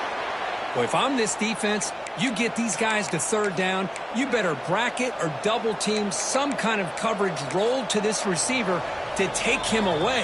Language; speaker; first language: English; native; English